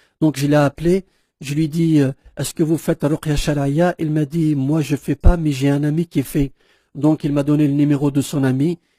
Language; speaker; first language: French; non-native, local second language; Kabyle